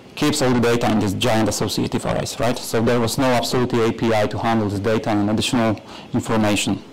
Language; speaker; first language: English; non-native, fluent; Polish